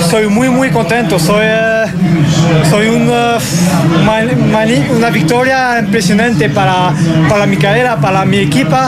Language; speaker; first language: Spanish; non-native, learner; French